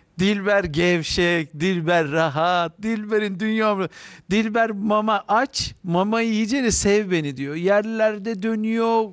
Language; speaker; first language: Turkish; native; Turkish